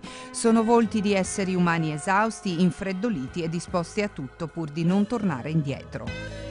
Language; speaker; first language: Italian; native; Italian